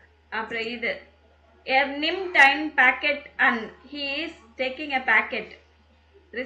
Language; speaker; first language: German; non-native, learner; Tamil